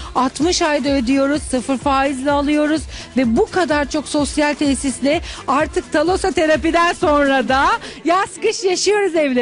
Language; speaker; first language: Turkish; native; Turkish